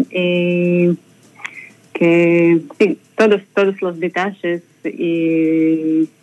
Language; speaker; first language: Spanish; non-native, learner; Russian